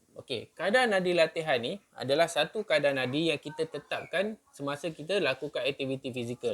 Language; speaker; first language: Malay; native; Malay